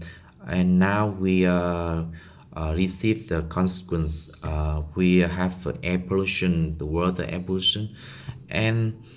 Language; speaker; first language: English; non-native, learner; Vietnamese